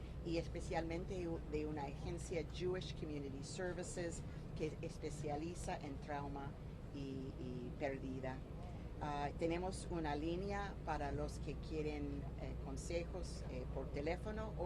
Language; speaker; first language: Spanish; non-native, fluent; English